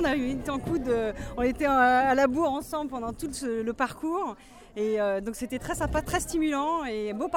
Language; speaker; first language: French; native; French